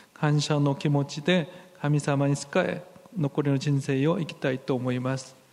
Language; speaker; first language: Japanese; non-native, fluent; Korean